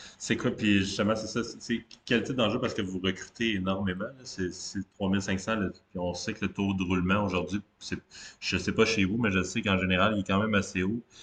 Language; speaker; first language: French; native; French